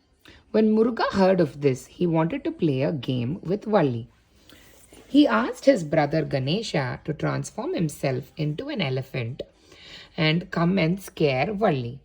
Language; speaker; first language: English; non-native, local second language; Tamil